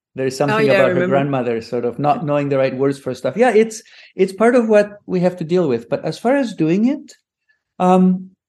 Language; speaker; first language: English; non-native, fluent; Greek